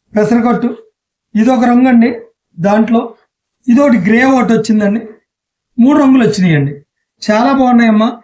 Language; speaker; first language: Telugu; native; Telugu